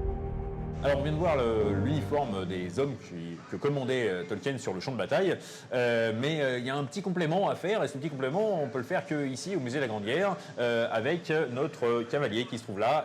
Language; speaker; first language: French; native; French